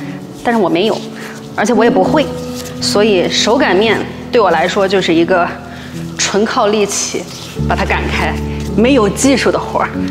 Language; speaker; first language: Chinese; native; Chinese